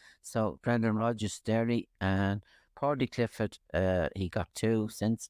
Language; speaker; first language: English; native; English